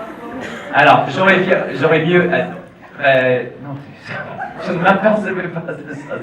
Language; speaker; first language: French; non-native, fluent; English